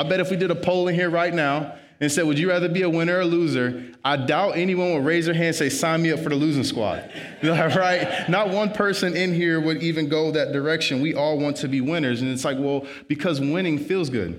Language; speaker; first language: English; native; English